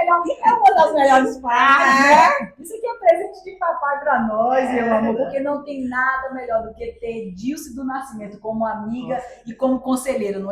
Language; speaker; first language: Portuguese; native; Portuguese